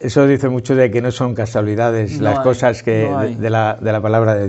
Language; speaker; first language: Spanish; native; Spanish